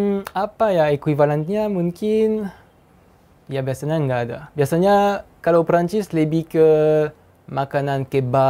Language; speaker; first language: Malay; non-native, fluent; French